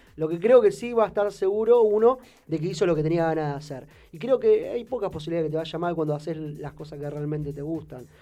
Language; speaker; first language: Spanish; native; Spanish